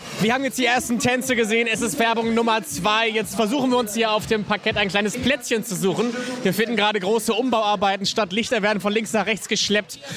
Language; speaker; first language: German; native; German